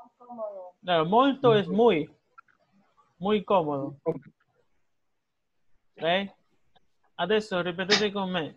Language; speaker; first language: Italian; non-native, fluent; Spanish